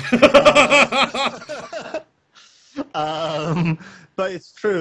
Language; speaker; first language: English; native; English